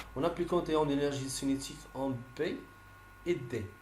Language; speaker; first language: French; non-native, local second language; Arabic